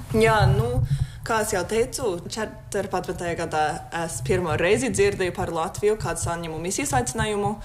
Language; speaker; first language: Latvian; non-native, fluent; English